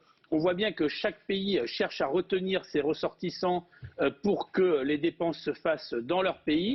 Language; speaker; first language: French; native; French